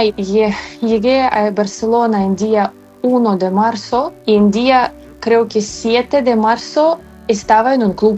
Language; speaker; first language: Spanish; non-native, fluent; Ukrainian